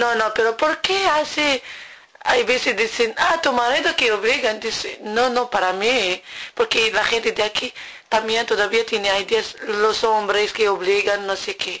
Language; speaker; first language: Spanish; non-native, learner; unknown